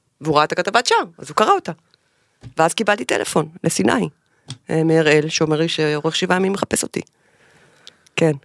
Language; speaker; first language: Hebrew; native; Hebrew